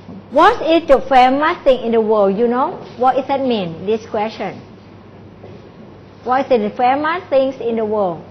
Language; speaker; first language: English; non-native, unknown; Thai